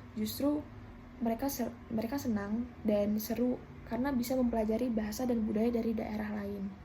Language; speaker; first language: Indonesian; native; Indonesian